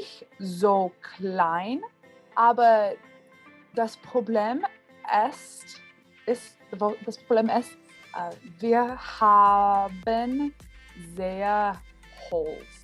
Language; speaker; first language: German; non-native, learner; English